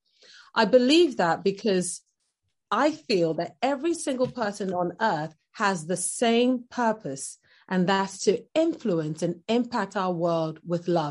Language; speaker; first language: English; non-native, local second language; Yoruba